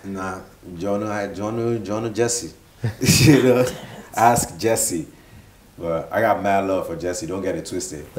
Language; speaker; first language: English; non-native, local second language; Igbo